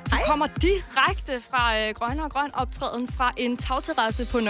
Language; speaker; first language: Danish; native; Danish